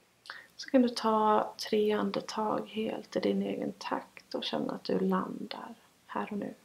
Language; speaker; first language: Swedish; native; Swedish